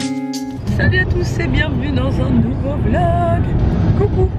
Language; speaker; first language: French; native; French